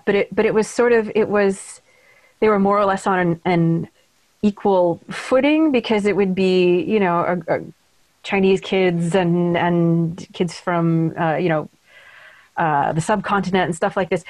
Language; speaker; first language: English; native; English